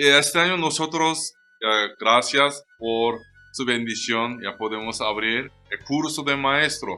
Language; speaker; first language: Spanish; non-native, learner; Korean